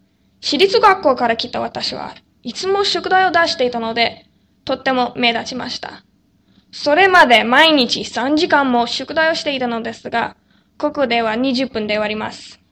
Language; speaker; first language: Japanese; non-native, learner; English